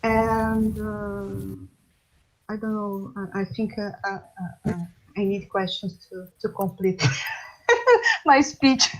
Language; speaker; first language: English; non-native, learner; Portuguese